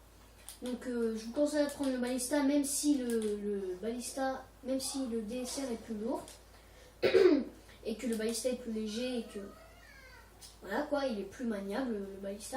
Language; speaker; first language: French; native; French